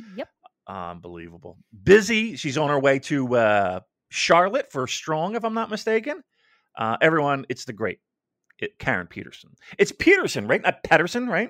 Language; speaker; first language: English; native; English